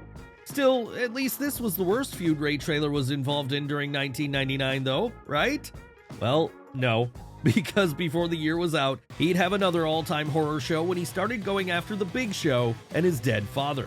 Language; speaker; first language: English; native; English